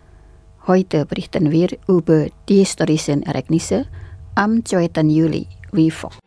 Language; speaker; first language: German; non-native, fluent; Indonesian